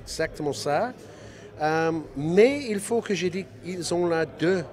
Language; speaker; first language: French; non-native, learner; English